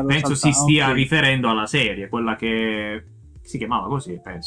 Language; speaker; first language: Italian; native; Italian